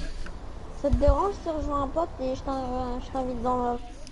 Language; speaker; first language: French; native; French